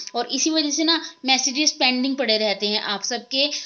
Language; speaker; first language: Hindi; native; Hindi